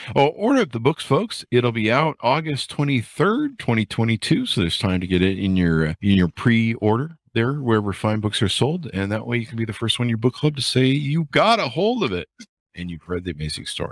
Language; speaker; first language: English; native; English